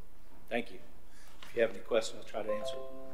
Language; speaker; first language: English; native; English